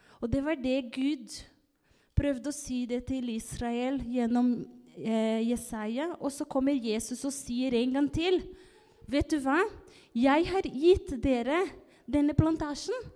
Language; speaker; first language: Norwegian; non-native, fluent; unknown